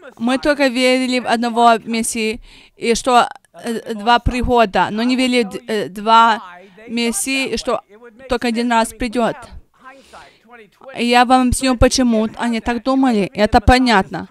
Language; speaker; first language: Russian; non-native, fluent; English